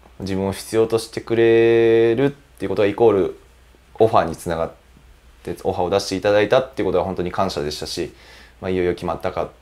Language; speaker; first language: Japanese; native; Japanese